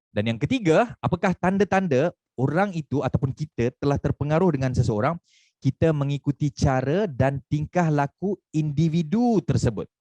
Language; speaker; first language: Malay; native; Malay